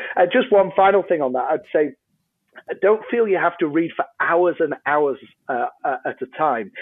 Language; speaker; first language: English; native; English